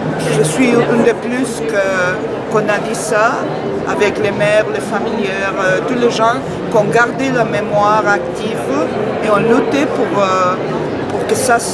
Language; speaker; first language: French; non-native, fluent; Spanish